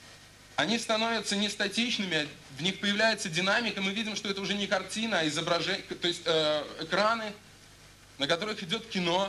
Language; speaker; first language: Russian; native; Russian